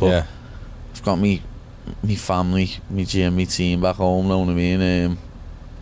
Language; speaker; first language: English; native; English